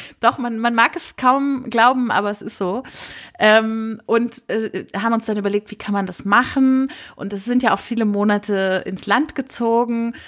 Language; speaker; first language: German; native; German